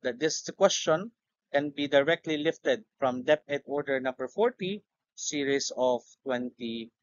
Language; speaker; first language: English; non-native, local second language; Filipino